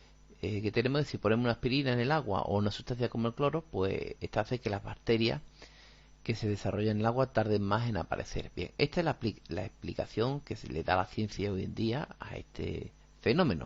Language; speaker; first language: Spanish; native; Spanish